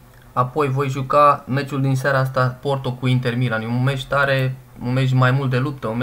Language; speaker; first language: Romanian; native; Romanian